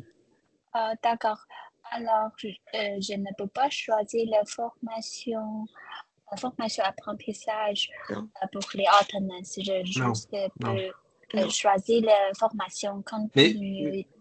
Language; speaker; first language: French; non-native, learner; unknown